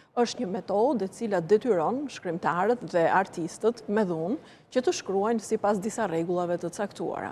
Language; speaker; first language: Albanian; native; Albanian